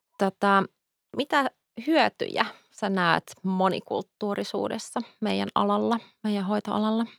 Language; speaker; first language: Finnish; early bilingual, heritage; Finnish